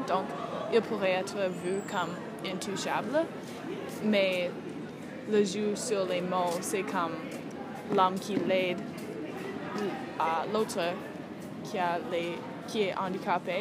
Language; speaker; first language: French; non-native, learner; English